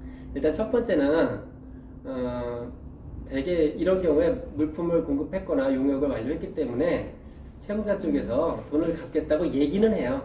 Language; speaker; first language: Korean; native; Korean